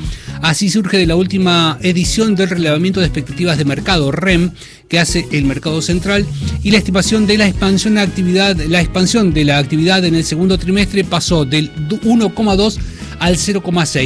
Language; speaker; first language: Spanish; native; Spanish